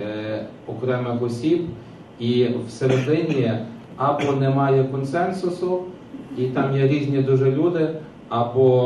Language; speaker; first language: Ukrainian; native; Ukrainian